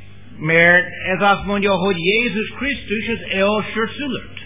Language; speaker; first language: Hungarian; non-native, learner; English